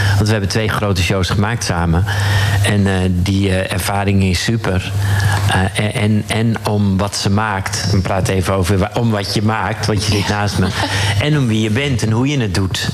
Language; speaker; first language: Dutch; native; Dutch